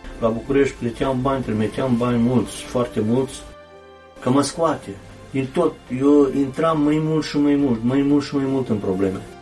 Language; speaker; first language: Romanian; native; Romanian